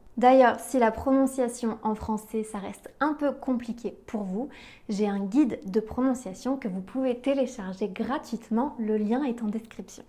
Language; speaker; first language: French; native; French